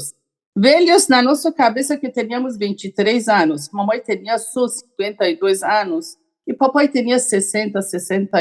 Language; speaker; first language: Portuguese; non-native, learner; Persian